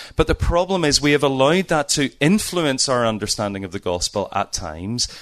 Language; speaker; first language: English; native; English